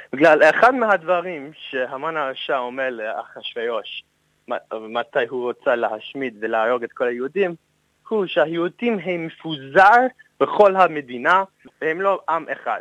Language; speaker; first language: Hebrew; non-native, fluent; English